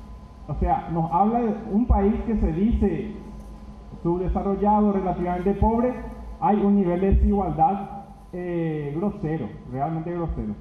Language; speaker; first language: Spanish; native; Spanish